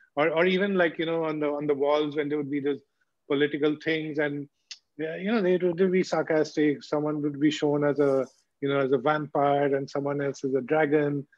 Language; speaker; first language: English; non-native, local second language; Bangla